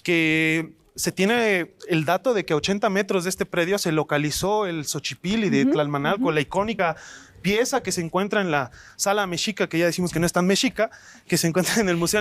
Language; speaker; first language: Spanish; native; Spanish